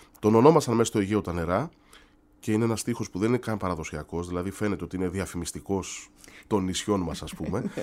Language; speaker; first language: Greek; native; Greek